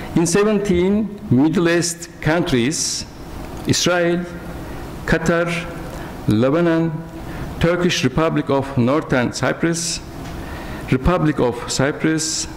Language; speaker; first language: English; non-native, fluent; Turkish